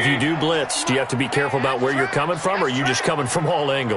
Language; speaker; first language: English; native; English